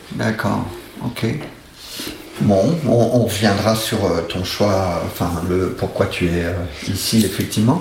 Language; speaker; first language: French; native; French